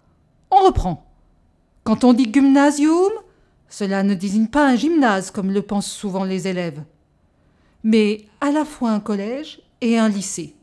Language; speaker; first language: French; native; French